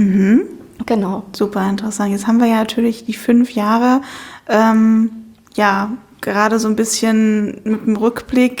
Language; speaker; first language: German; native; German